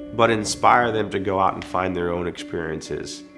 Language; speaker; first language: English; native; English